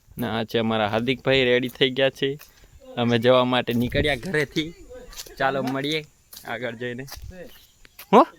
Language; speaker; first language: Gujarati; non-native, local second language; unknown